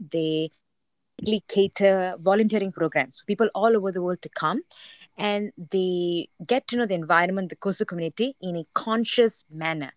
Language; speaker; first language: English; non-native, local second language; Tamil